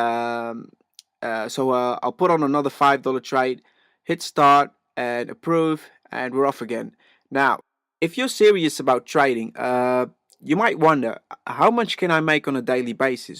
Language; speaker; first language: English; native; English